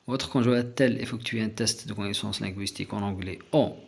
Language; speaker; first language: French; non-native, local second language; Arabic